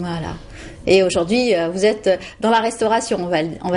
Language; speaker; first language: French; native; French